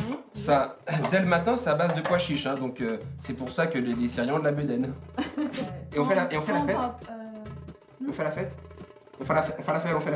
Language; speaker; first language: French; native; French